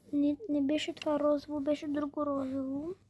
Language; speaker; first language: Bulgarian; early bilingual, heritage; Bulgarian